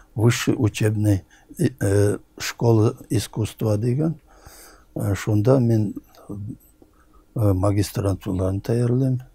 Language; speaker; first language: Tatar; early bilingual, heritage; Tatar